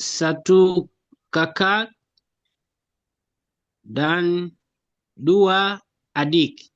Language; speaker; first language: Indonesian; non-native, learner; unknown